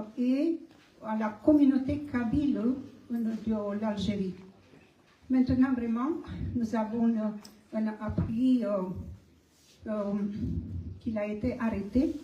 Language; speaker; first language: French; non-native, fluent; Romanian